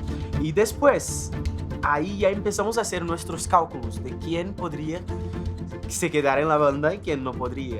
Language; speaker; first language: Spanish; non-native, fluent; Portuguese